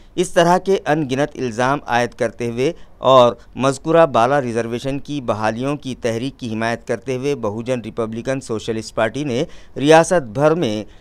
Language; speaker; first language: Urdu; native; Urdu